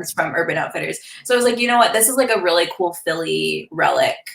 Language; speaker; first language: English; native; English